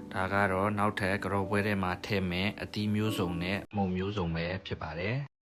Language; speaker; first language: Burmese; non-native, local second language; Chinese